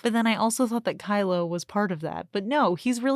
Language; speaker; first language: English; native; English